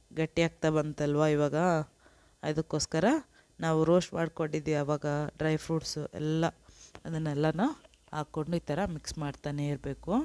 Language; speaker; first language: Kannada; non-native, local second language; Urdu